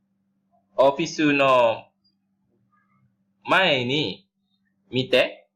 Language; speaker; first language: Japanese; non-native, learner; Malay